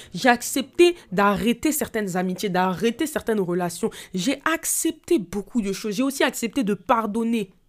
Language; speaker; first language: French; native; French